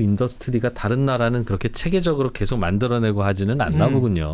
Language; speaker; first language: Korean; native; Korean